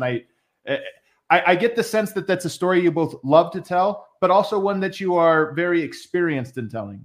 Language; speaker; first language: English; native; English